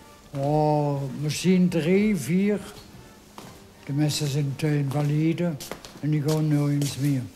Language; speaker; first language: Dutch; non-native, local second language; German